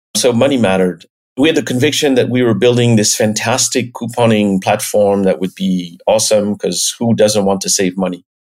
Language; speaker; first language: English; non-native, fluent; French